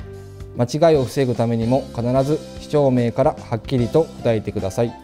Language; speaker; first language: Japanese; native; Japanese